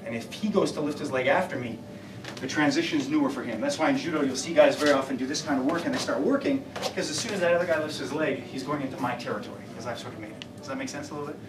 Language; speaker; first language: English; native; English